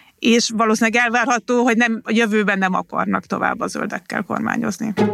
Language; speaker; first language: Hungarian; early bilingual, heritage; Hungarian